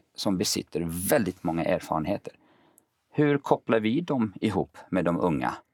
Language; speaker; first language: Swedish; early bilingual, other home language; Kurdish